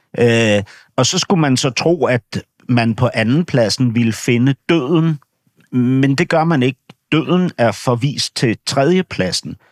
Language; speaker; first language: Danish; native; Danish